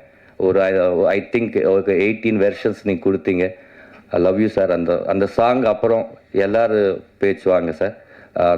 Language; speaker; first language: Tamil; non-native, learner; Telugu